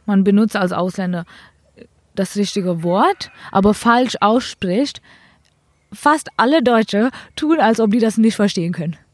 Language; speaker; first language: German; non-native, fluent; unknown